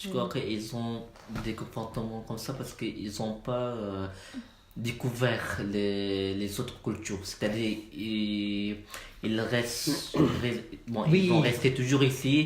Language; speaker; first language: French; non-native, learner; Malay